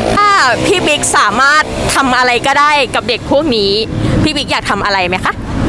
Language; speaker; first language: Thai; native; Thai